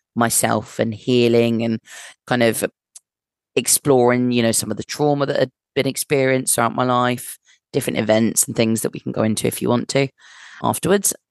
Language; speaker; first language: English; native; English